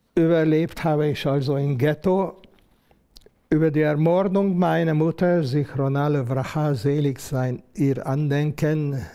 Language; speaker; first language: German; non-native, fluent; Hungarian